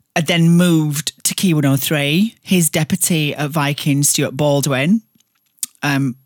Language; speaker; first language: English; native; English